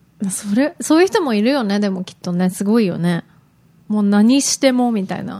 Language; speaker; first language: Japanese; native; Japanese